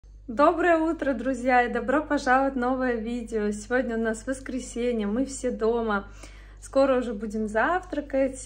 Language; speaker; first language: Russian; native; Russian